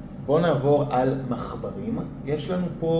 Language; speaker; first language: Hebrew; native; Hebrew